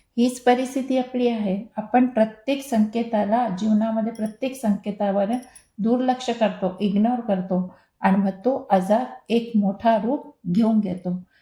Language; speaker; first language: Marathi; non-native, local second language; Hindi